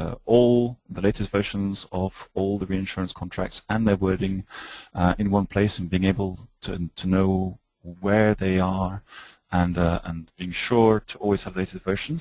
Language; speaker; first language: English; native; English